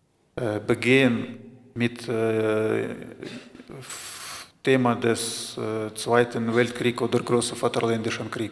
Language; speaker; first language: German; non-native, fluent; Russian